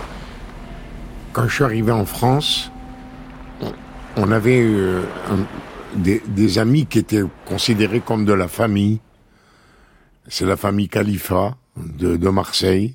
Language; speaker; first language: French; native; French